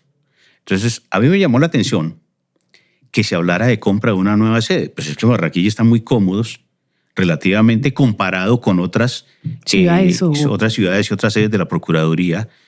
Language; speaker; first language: Spanish; native; Spanish